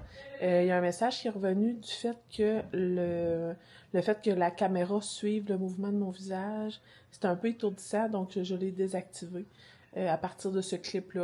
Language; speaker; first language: French; native; French